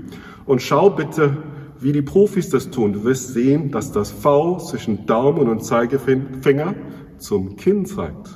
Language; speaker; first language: German; non-native, fluent; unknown